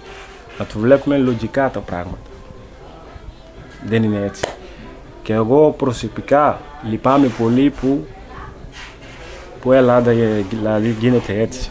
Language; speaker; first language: Greek; non-native, learner; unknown